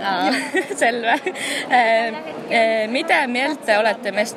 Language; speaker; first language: Finnish; non-native, learner; Estonian